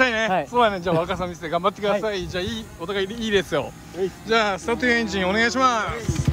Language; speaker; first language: Japanese; native; Japanese